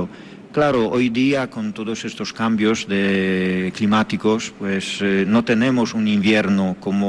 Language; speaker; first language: Spanish; non-native, fluent; Polish